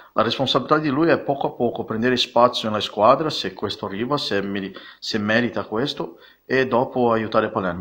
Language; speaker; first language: Italian; non-native, fluent; Portuguese